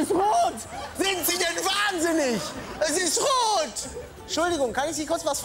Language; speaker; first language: German; native; German